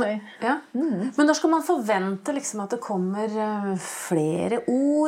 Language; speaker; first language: Norwegian; native; Norwegian